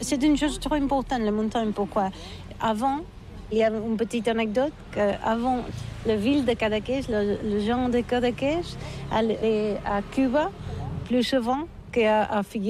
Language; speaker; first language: French; non-native, learner; Catalan